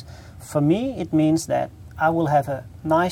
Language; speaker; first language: English; non-native, fluent; Danish